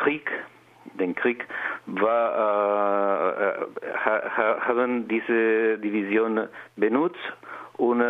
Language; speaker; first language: German; non-native, learner; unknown